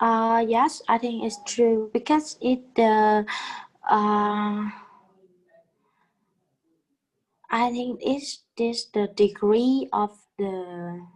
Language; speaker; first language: English; non-native, learner; Vietnamese